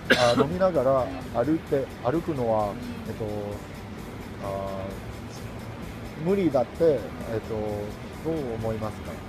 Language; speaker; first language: Japanese; non-native, learner; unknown